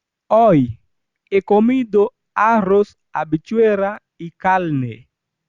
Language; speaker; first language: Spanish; non-native, fluent; Haitian Creole